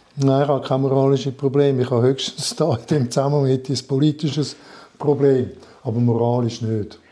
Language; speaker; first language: German; non-native, local second language; French